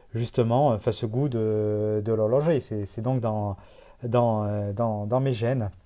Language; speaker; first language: French; native; French